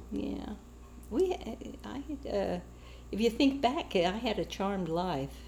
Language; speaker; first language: English; native; English